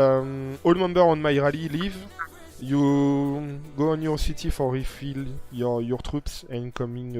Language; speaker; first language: English; non-native, learner; French